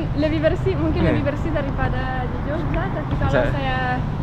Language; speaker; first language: Indonesian; non-native, fluent; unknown